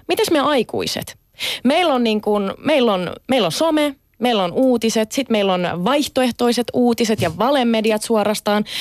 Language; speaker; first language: Finnish; early bilingual, other home language; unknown